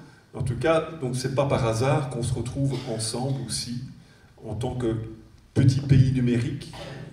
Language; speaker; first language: French; native; French